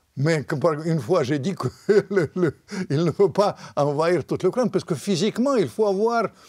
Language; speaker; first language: French; non-native, fluent; Russian